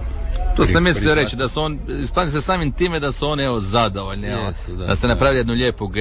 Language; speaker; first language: Serbian; native; Serbian